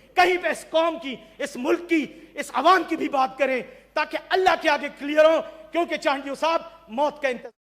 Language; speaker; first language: Urdu; non-native, local second language; Pashto